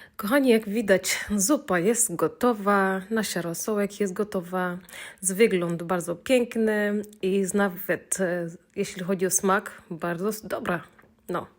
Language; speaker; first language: Polish; non-native, learner; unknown